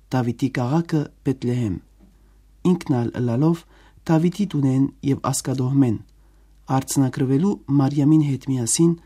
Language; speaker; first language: Armenian; native; Armenian